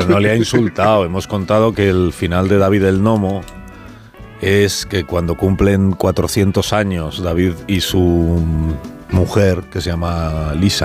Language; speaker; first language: Spanish; native; Spanish